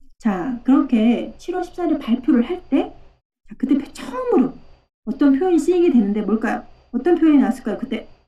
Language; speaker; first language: Korean; native; Korean